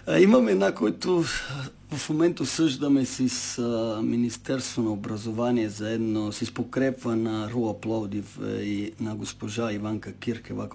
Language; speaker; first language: Bulgarian; non-native, fluent; Italian